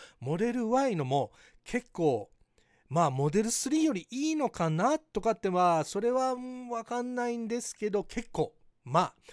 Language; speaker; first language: Japanese; early bilingual, heritage; Japanese